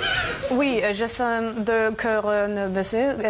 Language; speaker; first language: French; non-native, learner; German